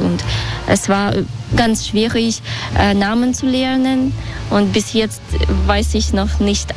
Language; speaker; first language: German; non-native, fluent; Russian